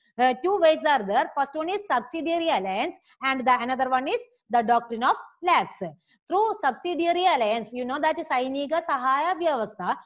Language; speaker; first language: English; non-native, local second language; Malayalam